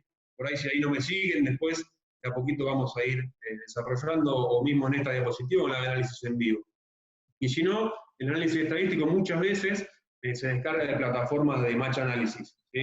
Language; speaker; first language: Spanish; native; Spanish